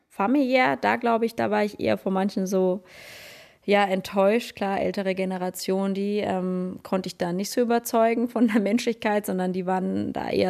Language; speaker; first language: German; native; German